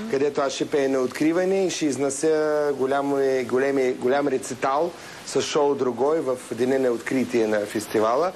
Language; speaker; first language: Bulgarian; early bilingual, heritage; Russian